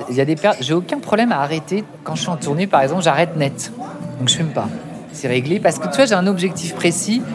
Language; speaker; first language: French; native; French